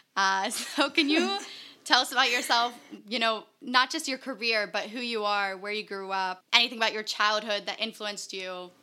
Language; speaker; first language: English; native; English